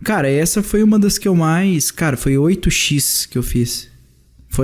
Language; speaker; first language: Portuguese; native; Portuguese